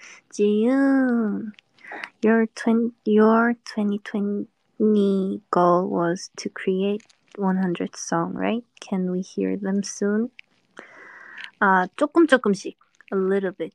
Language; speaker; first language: English; non-native, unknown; Korean